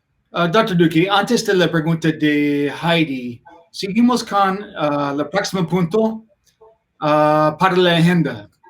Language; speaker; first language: Spanish; non-native, learner; English